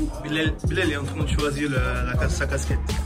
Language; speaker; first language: French; non-native, learner; Portuguese